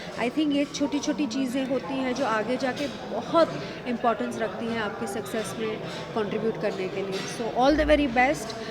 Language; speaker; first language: Hindi; native; Hindi